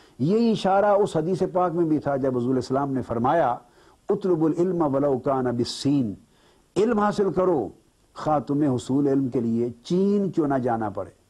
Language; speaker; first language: Urdu; native; Urdu